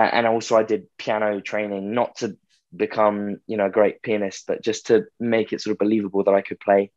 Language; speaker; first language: English; native; English